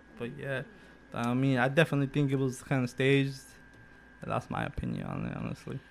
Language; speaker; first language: English; early bilingual, other home language; Spanish